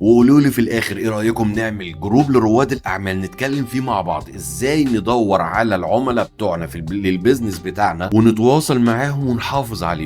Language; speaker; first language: Arabic; native; Arabic